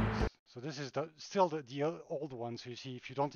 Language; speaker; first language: English; non-native, fluent; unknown